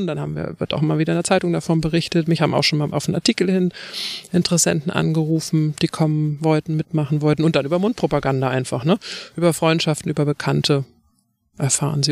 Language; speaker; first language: German; native; German